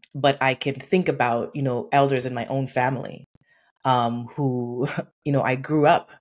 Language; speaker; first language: English; native; English